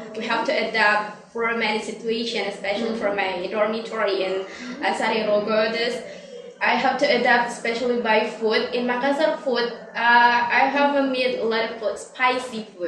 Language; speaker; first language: English; non-native, learner; Indonesian